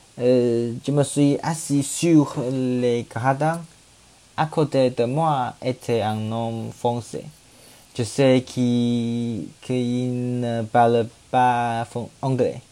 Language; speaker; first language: French; non-native, learner; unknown